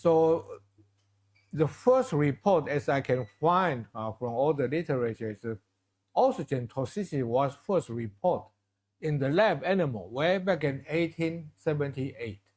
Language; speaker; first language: English; non-native, fluent; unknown